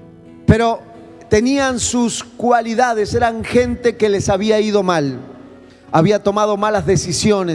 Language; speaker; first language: Spanish; native; Spanish